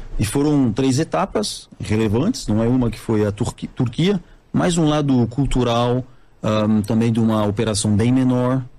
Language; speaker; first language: Portuguese; non-native, fluent; French